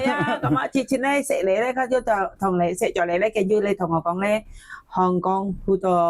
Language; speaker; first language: Cantonese; non-native, fluent; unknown